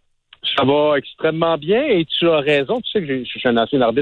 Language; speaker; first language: French; native; French